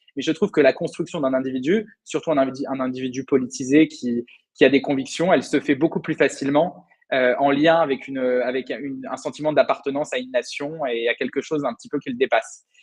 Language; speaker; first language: French; native; French